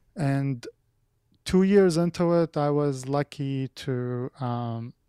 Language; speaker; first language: English; non-native, fluent; Arabic